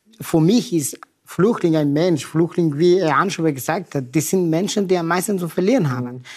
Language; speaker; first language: German; non-native, fluent; Persian